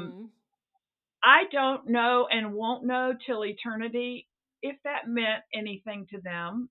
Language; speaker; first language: English; native; English